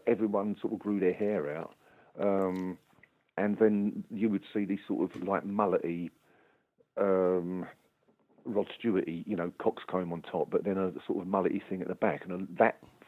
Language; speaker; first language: English; native; English